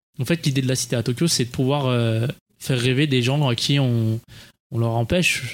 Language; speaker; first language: French; native; French